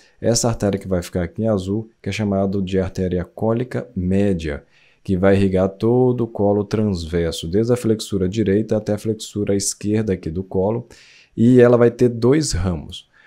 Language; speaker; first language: Portuguese; native; Portuguese